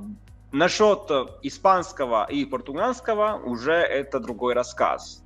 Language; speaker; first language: Russian; non-native, fluent; Italian